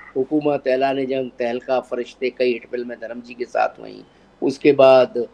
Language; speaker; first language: Hindi; native; Hindi